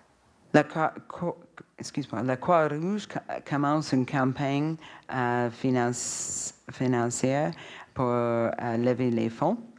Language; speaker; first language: French; non-native, learner; English